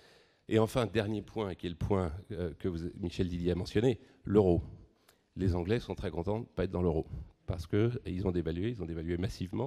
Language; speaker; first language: French; native; French